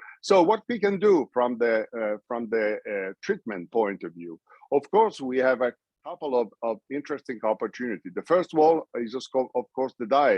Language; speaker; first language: English; non-native, fluent; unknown